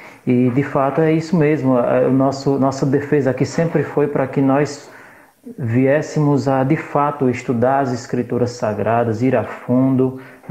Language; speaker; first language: Portuguese; native; Portuguese